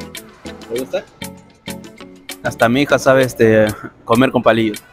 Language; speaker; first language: Spanish; native; Spanish